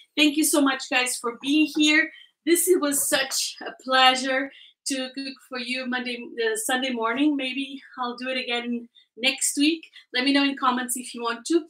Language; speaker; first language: English; non-native, fluent; Portuguese